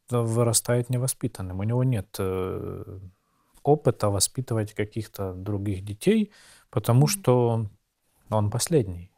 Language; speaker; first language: Russian; native; Russian